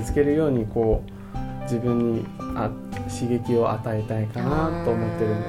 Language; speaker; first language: Japanese; non-native, fluent; Chinese